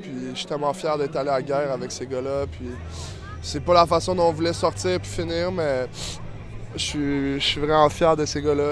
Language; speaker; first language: French; native; French